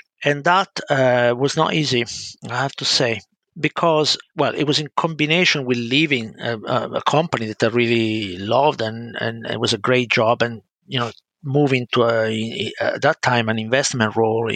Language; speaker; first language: English; non-native, fluent; Italian